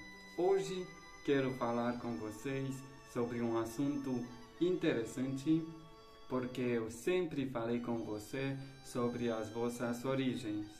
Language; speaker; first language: Portuguese; non-native, fluent; Romanian